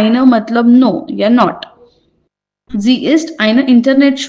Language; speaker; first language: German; non-native, fluent; Hindi